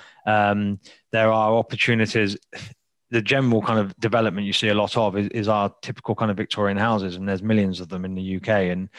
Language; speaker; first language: English; native; English